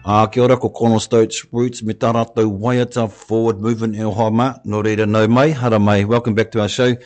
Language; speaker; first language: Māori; non-native, local second language; English